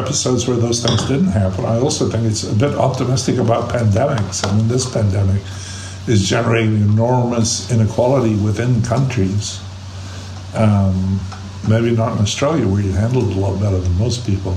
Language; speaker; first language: English; native; English